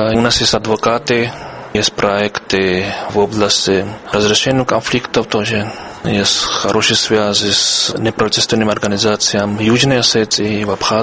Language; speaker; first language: Russian; non-native, fluent; Georgian